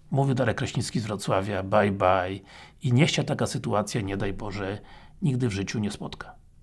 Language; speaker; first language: Polish; native; Polish